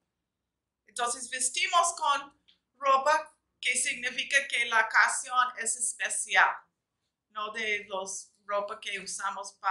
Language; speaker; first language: Spanish; non-native, fluent; English